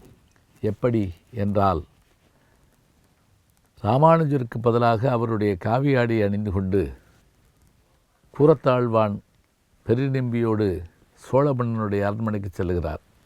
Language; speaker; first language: Tamil; native; Tamil